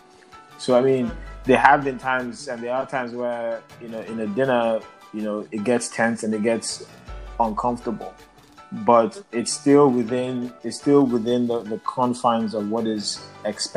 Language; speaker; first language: English; non-native, local second language; Yoruba